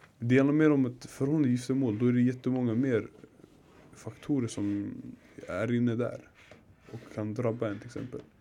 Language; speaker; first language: Swedish; early bilingual, other home language; Arabic